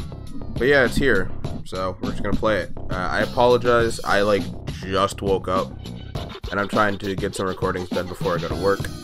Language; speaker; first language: English; native; English